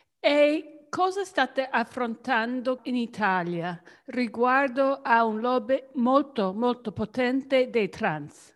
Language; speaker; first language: Italian; non-native, fluent; English